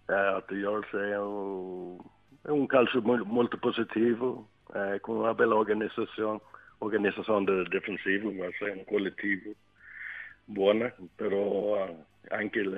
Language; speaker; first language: Italian; non-native, learner; Swedish